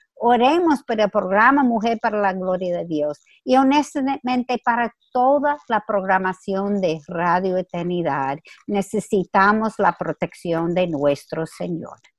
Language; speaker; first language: Spanish; native; Spanish